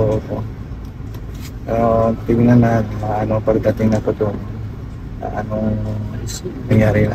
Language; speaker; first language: Filipino; non-native, learner; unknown